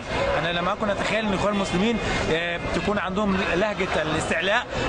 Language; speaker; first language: Arabic; native; Arabic